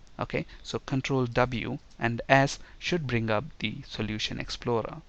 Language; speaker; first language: English; non-native, local second language; Telugu